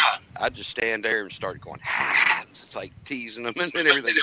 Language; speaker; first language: English; native; English